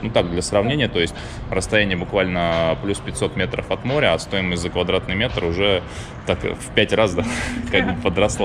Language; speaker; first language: Russian; native; Russian